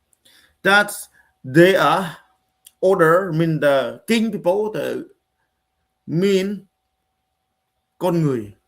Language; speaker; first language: English; non-native, learner; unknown